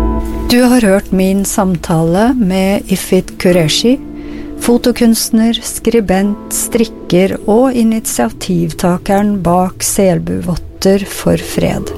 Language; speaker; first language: Norwegian; native; Norwegian